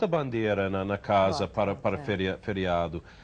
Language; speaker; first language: Portuguese; non-native, fluent; English